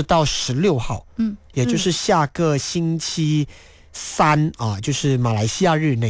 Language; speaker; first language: Chinese; native; Chinese